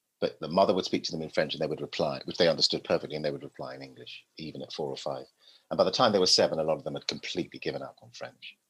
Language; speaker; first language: English; native; English